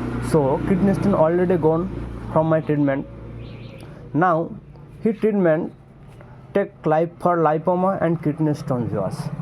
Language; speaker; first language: English; non-native, local second language; Bangla